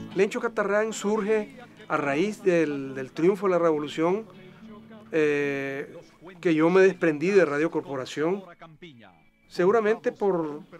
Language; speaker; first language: Spanish; native; Spanish